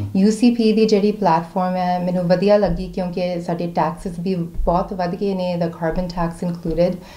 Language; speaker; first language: Punjabi; early bilingual, heritage; Punjabi